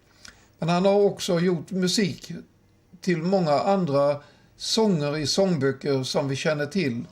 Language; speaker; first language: Swedish; native; Swedish